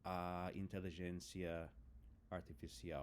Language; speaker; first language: Portuguese; non-native, fluent; English